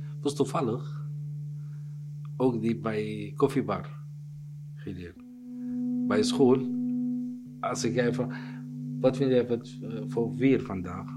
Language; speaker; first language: Dutch; non-native, learner; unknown